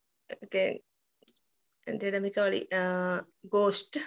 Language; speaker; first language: Finnish; non-native, learner; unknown